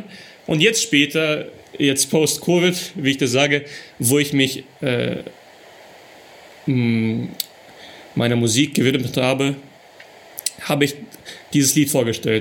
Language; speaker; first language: German; early bilingual, other home language; Russian